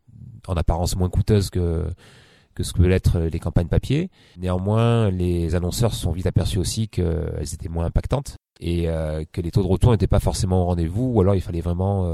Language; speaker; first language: French; native; French